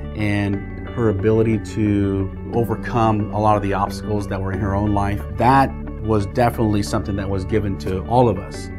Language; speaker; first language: English; native; English